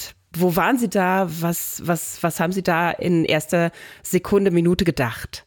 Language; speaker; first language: German; native; German